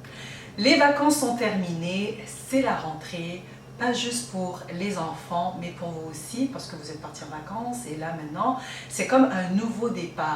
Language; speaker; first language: French; native; French